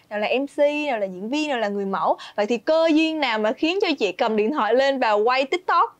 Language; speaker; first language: Vietnamese; native; Vietnamese